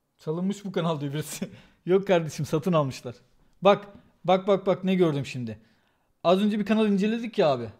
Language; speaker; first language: Turkish; native; Turkish